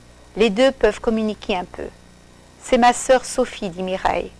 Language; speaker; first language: French; non-native, fluent; English